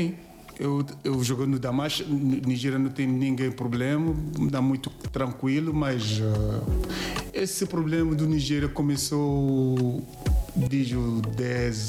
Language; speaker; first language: Portuguese; non-native, learner; Yoruba